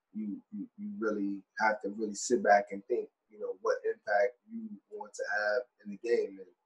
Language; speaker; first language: English; native; English